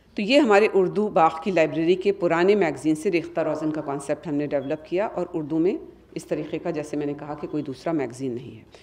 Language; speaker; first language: Hindi; native; Hindi